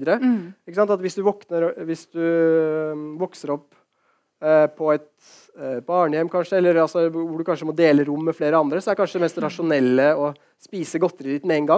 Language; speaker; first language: Norwegian; native; Norwegian